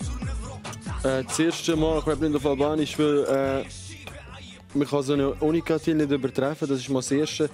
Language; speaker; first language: German; early bilingual, other home language; Albanian